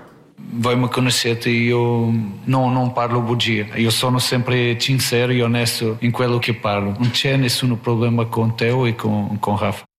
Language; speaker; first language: Italian; non-native, fluent; Portuguese